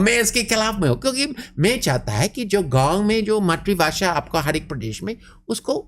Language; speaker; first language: Hindi; non-native, fluent; English